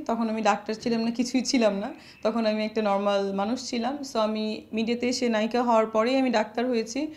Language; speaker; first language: Bangla; native; Bangla